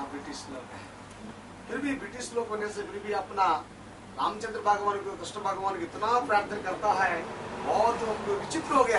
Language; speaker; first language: Hindi; non-native, local second language; Telugu